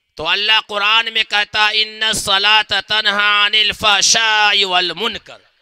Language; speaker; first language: Hindi; native; Hindi